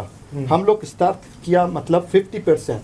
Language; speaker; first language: Hindi; non-native, learner; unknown